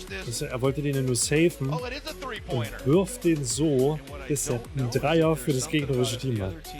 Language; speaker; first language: German; native; German